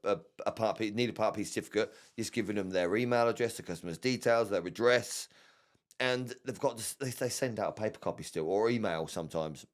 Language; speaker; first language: English; native; English